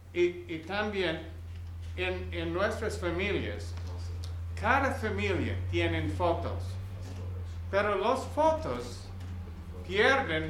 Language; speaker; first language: Spanish; non-native, learner; English